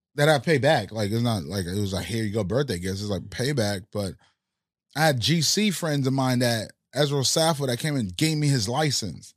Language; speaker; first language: English; early bilingual, other home language; Haitian Creole